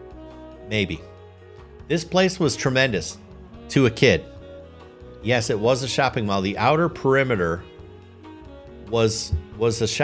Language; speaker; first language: English; native; English